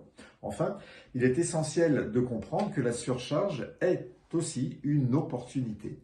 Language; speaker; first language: French; native; French